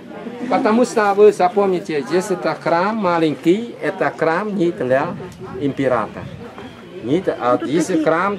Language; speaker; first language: Russian; non-native, learner; Khmer